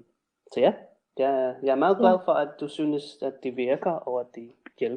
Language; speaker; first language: Danish; non-native, fluent; English